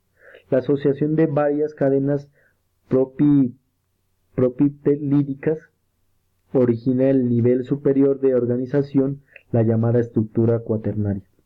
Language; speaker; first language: Spanish; native; Spanish